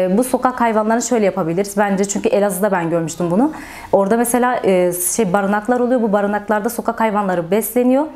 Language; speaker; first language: Turkish; native; Turkish